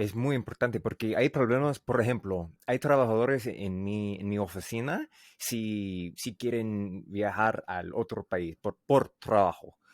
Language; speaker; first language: Spanish; non-native, learner; English